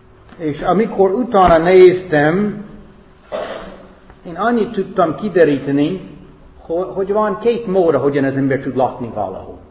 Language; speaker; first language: Hungarian; non-native, fluent; English